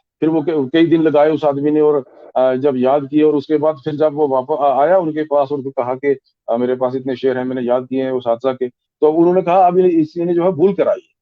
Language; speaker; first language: Urdu; non-native, local second language; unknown